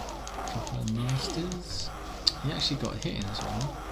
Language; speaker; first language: English; native; English